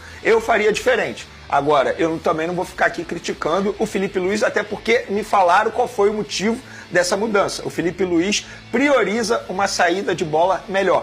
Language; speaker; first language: Portuguese; native; Portuguese